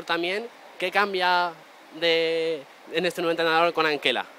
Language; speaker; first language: Spanish; native; Spanish